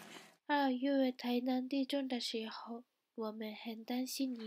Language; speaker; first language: Chinese; non-native, learner; Japanese